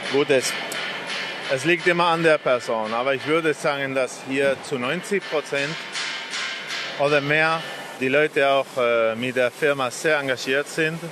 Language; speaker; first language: German; non-native, fluent; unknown